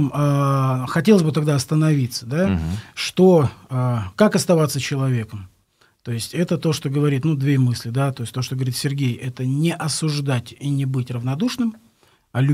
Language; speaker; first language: Russian; native; Russian